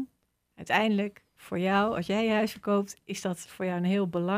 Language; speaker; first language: Dutch; native; Dutch